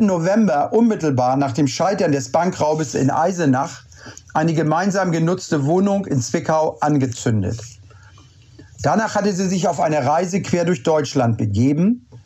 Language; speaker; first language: German; native; German